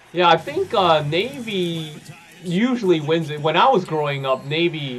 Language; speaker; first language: English; native; English